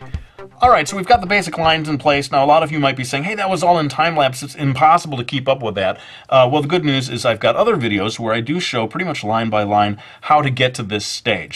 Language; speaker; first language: English; native; English